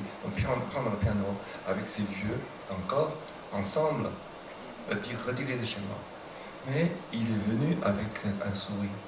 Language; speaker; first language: French; non-native, fluent; Chinese